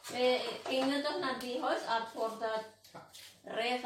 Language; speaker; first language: Dutch; non-native, learner; Indonesian